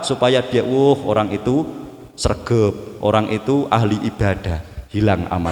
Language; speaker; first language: Indonesian; non-native, local second language; Javanese